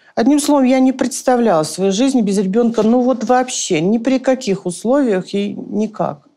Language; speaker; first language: Russian; native; Russian